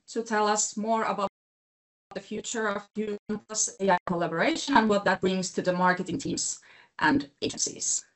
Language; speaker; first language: English; non-native, fluent; Finnish